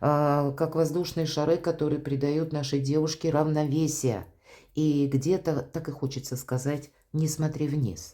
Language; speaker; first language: Russian; native; Russian